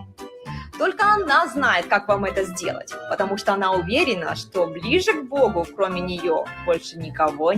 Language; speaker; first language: Russian; native; Russian